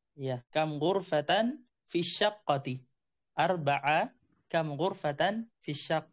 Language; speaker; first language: Arabic; non-native, fluent; Indonesian